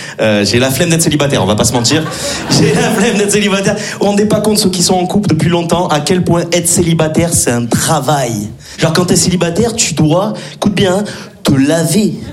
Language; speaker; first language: French; native; French